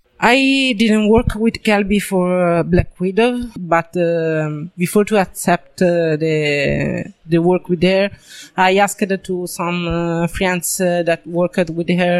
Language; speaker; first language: English; non-native, learner; Italian